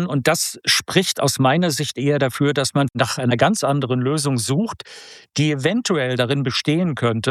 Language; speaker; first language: German; native; German